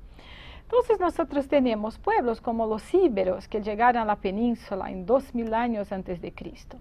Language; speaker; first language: Spanish; non-native, fluent; Portuguese